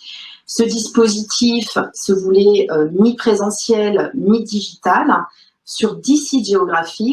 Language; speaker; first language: French; native; French